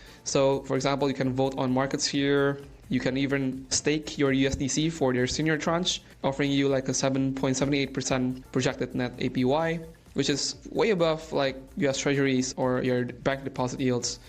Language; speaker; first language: English; non-native, fluent; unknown